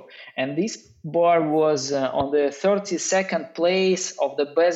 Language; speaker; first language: English; non-native, learner; Russian